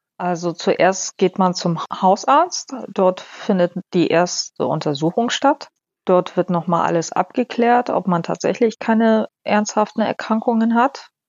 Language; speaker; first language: German; early bilingual, other home language; Polish